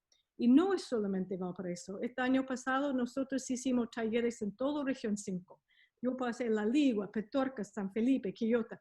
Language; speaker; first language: Spanish; non-native, fluent; English